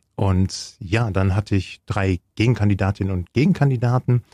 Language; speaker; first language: German; native; German